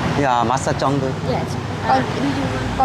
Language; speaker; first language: Vietnamese; native; Vietnamese